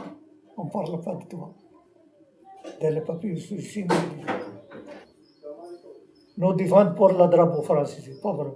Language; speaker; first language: French; non-native, learner; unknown